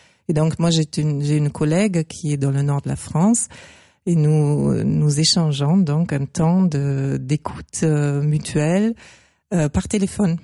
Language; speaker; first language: French; non-native, fluent; German